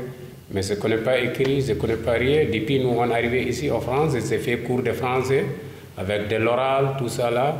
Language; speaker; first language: French; non-native, learner; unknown